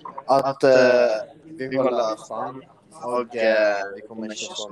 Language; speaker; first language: Norwegian; non-native, learner; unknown